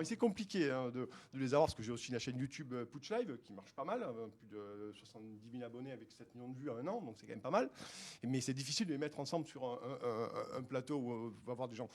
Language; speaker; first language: French; native; French